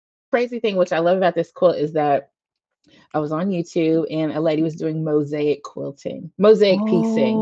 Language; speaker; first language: English; native; English